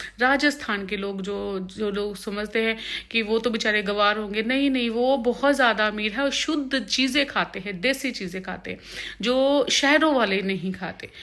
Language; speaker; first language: Hindi; non-native, local second language; Punjabi